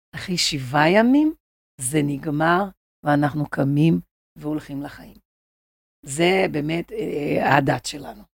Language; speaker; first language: Hebrew; non-native, fluent; Portuguese